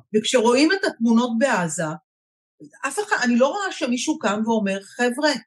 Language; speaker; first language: Hebrew; native; Hebrew